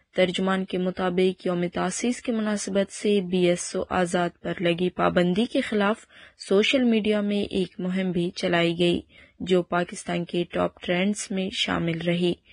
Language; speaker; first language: Urdu; non-native, local second language; Baluchi